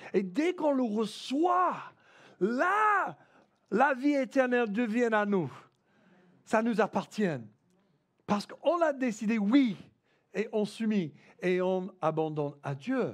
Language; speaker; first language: French; non-native, fluent; English